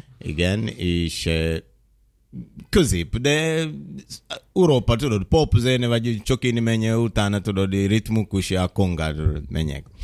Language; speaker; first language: Hungarian; non-native, learner; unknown